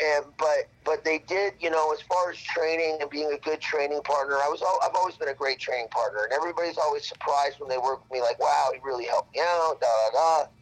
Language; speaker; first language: English; native; English